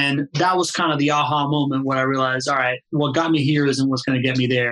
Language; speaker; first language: English; early bilingual, other home language; Spanish